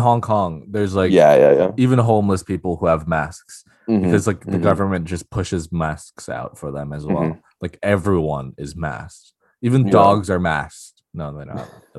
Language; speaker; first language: English; non-native, local second language; Cantonese